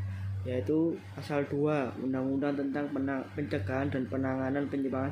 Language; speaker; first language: Indonesian; native; Indonesian